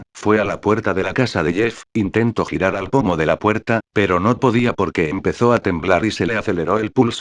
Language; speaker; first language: Spanish; native; Spanish